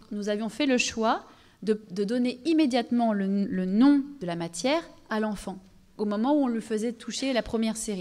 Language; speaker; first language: French; native; French